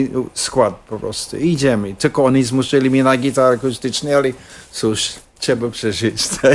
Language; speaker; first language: Polish; non-native, fluent; English